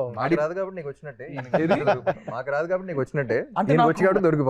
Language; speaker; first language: Telugu; native; Telugu